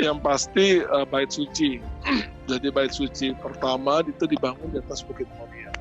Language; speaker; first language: Indonesian; native; Indonesian